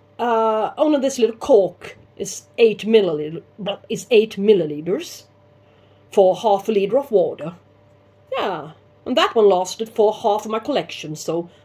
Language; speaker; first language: English; non-native, fluent; Swedish